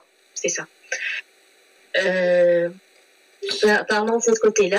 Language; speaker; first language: French; non-native, learner; Arabic